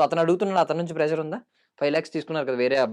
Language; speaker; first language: Telugu; native; Telugu